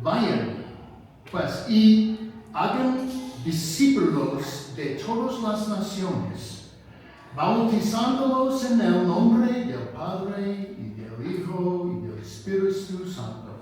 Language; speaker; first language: Spanish; non-native, fluent; English